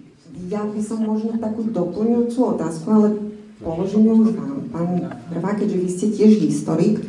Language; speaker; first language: Slovak; native; Slovak